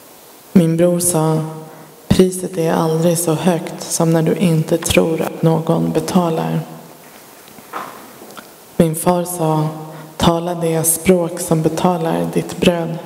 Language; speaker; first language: Swedish; early bilingual, other home language; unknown